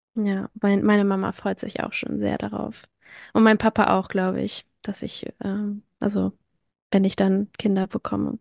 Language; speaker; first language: German; early bilingual, other home language; French